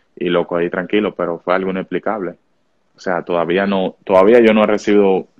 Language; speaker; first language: Spanish; native; Spanish